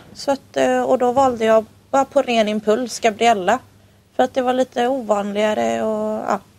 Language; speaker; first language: Swedish; early bilingual, other home language; Spanish